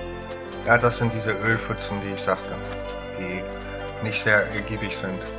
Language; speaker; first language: German; native; German